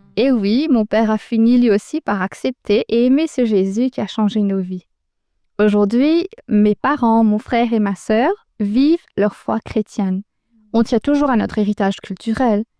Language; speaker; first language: French; non-native, local second language; Morisyen